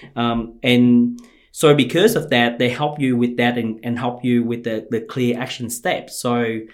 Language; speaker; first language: English; non-native, fluent; Vietnamese